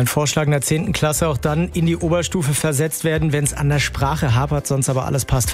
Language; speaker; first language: German; native; German